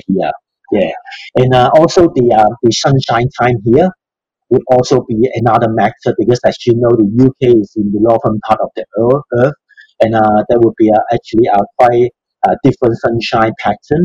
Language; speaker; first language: English; non-native, local second language; Cantonese